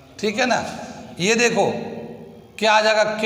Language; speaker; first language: Hindi; native; Hindi